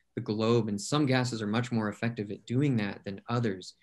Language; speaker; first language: English; native; English